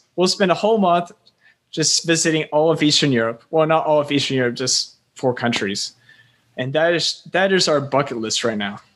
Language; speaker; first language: English; native; English